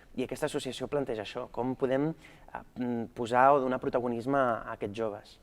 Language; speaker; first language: Catalan; early bilingual, other home language; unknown